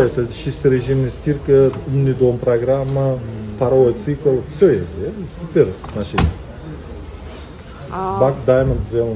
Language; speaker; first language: Russian; non-native, local second language; Uzbek